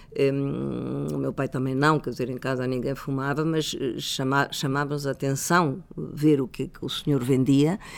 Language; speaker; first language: Portuguese; non-native, fluent; Spanish